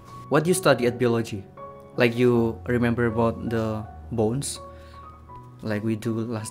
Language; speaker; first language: English; non-native, learner; Indonesian